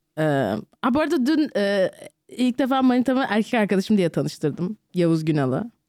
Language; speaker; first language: Turkish; native; Turkish